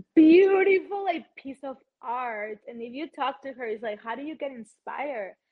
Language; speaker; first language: English; non-native, fluent; Spanish